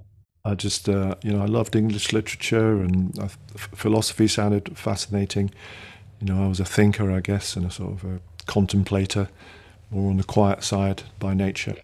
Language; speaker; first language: English; native; English